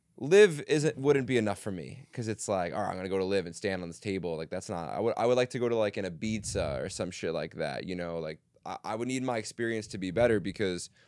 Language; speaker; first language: English; native; English